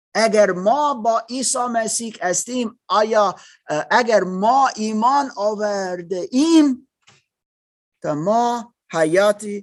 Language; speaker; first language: Persian; non-native, learner; German